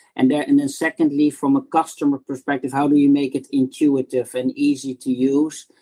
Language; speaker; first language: English; non-native, fluent; Dutch